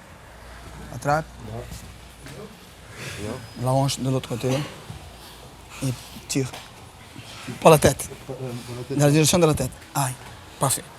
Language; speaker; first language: French; non-native, learner; Portuguese